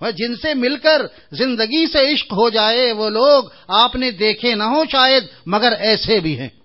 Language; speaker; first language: Urdu; native; Urdu